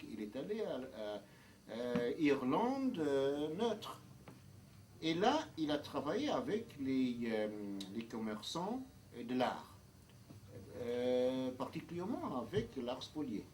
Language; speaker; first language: French; non-native, fluent; English